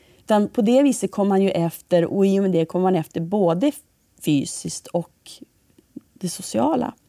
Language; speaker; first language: Swedish; native; Swedish